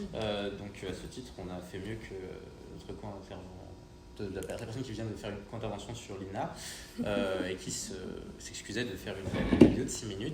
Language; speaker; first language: French; native; French